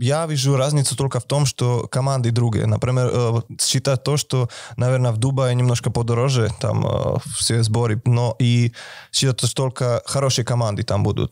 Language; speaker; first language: Russian; non-native, fluent; Slovak